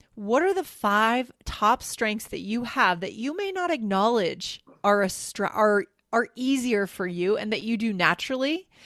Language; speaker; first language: English; native; English